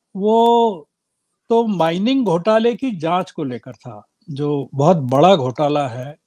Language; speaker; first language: Hindi; native; Hindi